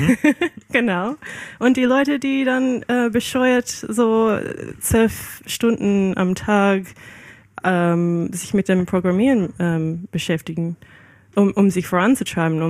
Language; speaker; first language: German; non-native, fluent; English